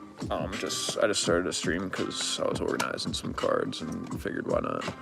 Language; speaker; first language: English; native; English